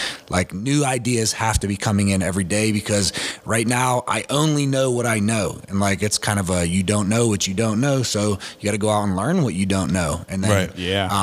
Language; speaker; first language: English; native; English